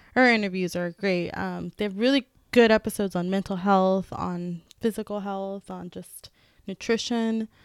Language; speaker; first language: English; early bilingual, other home language; Spanish